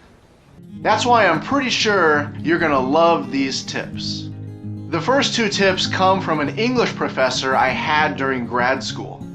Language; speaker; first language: English; native; English